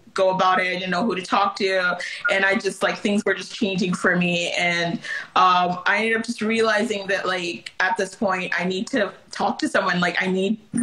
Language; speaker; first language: English; early bilingual, other home language; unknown